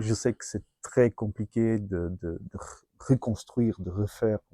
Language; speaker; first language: French; non-native, fluent; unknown